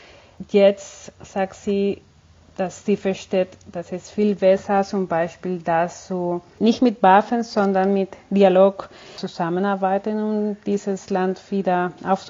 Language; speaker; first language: German; non-native, fluent; Spanish